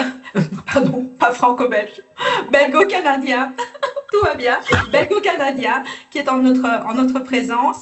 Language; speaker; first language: French; native; French